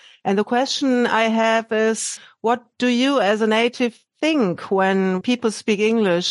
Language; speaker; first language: English; non-native, fluent; German